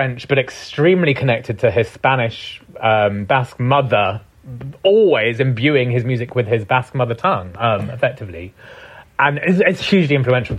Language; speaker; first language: English; non-native, local second language; Punjabi